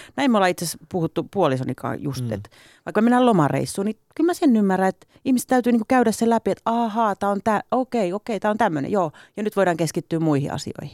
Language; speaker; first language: Finnish; native; Finnish